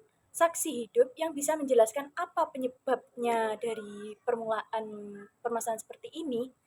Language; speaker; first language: Indonesian; native; Indonesian